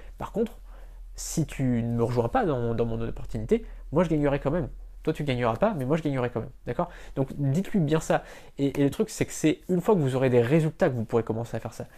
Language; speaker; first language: French; native; French